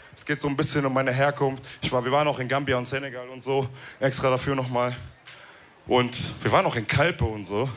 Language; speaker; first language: German; early bilingual, other home language; Wolof